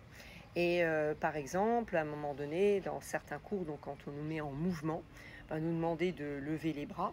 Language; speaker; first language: French; native; French